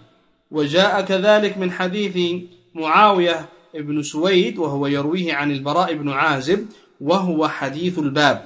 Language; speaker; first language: Arabic; native; Arabic